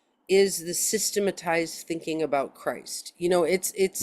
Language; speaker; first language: English; native; English